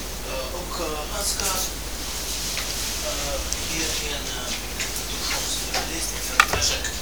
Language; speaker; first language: Swedish; non-native, fluent; Russian